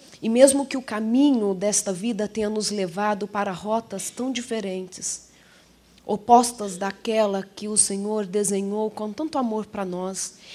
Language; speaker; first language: Portuguese; native; Portuguese